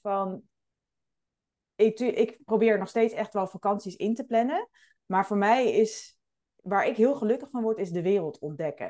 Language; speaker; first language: Dutch; native; Dutch